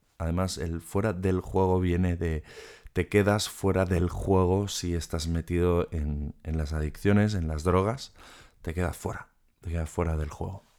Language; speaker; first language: Spanish; non-native, fluent; German